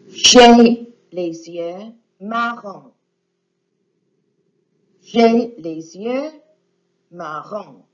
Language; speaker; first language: French; non-native, fluent; English